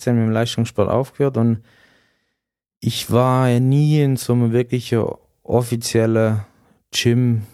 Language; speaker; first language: German; native; German